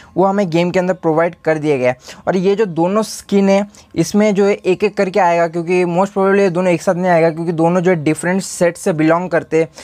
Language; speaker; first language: Hindi; native; Hindi